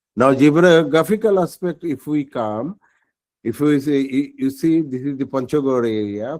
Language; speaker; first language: English; non-native, local second language; Bangla